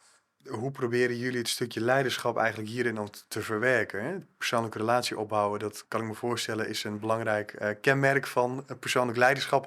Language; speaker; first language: Dutch; native; Dutch